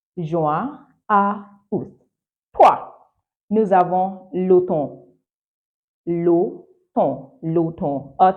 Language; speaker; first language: French; non-native, fluent; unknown